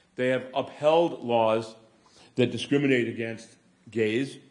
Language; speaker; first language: English; native; English